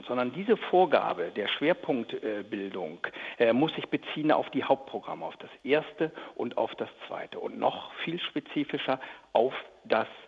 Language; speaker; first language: German; native; German